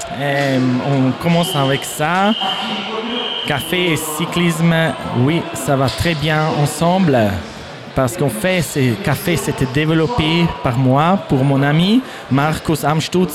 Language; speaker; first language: French; non-native, fluent; German